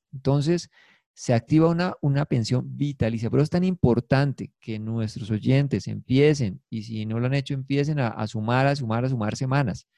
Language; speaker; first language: Spanish; native; Spanish